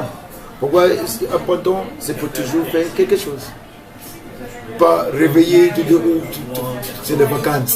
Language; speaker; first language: French; non-native, learner; English